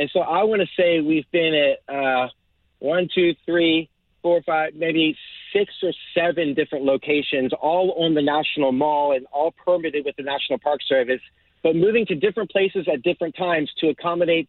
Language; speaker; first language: English; native; English